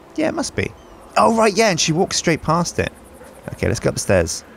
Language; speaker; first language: English; native; English